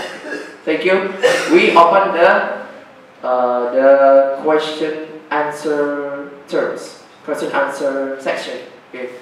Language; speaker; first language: English; non-native, learner; Indonesian